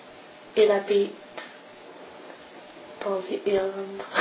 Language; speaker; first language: French; non-native, learner; English